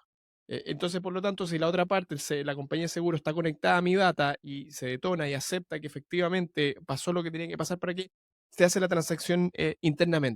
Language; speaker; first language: Spanish; native; Spanish